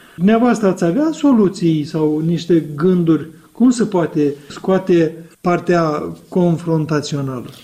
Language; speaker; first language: Romanian; native; Romanian